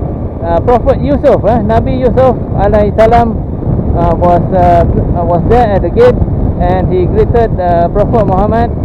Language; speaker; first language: English; non-native, local second language; Malay